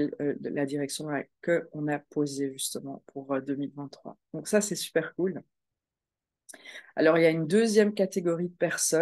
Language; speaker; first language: French; native; French